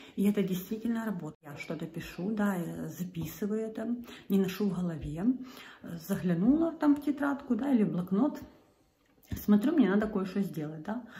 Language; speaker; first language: Russian; native; Russian